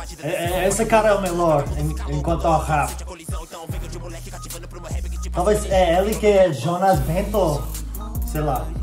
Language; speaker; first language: Portuguese; non-native, learner; English